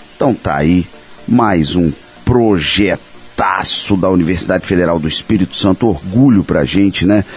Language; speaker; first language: Portuguese; native; Portuguese